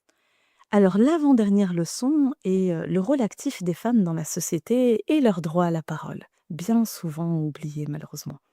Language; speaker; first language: French; native; French